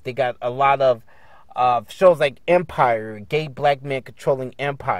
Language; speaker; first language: English; native; English